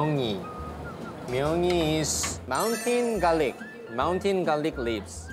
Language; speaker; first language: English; non-native, learner; Korean